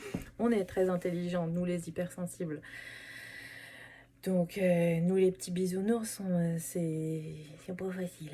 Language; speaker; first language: French; native; French